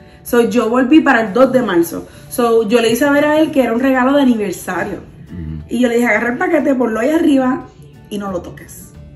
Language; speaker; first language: Spanish; early bilingual, heritage; Spanish